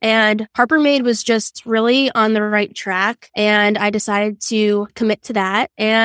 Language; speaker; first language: English; native; English